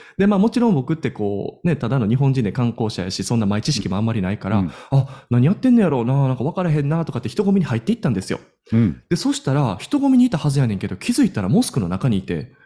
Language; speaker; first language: Japanese; native; Japanese